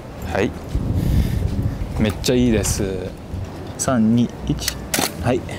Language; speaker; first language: Japanese; early bilingual, heritage; English